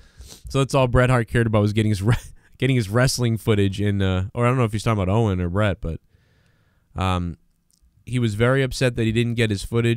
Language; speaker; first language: English; native; English